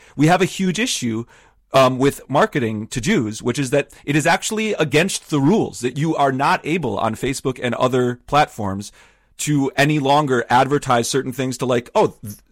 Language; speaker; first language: English; native; English